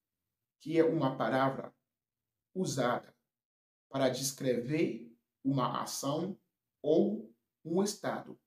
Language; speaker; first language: Portuguese; non-native, fluent; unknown